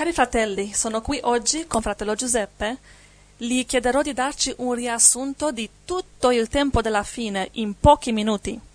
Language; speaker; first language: Italian; non-native, fluent; Spanish